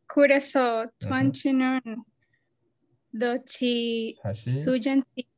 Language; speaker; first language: Korean; non-native, learner; Spanish